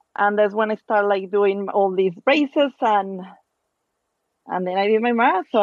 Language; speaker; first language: English; non-native, fluent; Spanish